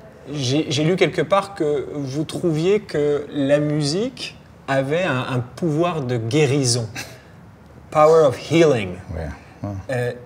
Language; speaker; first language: French; native; French